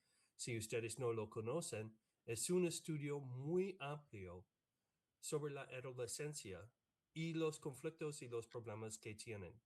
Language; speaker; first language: Spanish; non-native, fluent; English